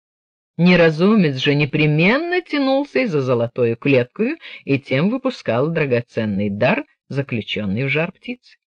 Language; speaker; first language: Russian; native; Russian